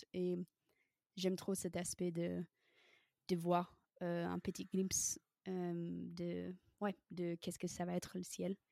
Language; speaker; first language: French; non-native, fluent; English